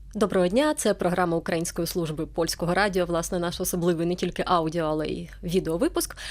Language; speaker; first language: Ukrainian; native; Ukrainian